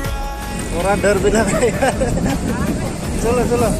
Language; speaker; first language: Hindi; non-native, local second language; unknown